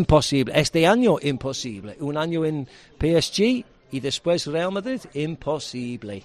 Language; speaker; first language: Spanish; non-native, learner; English